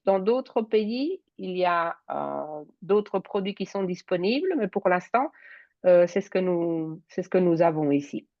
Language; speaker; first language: French; native; French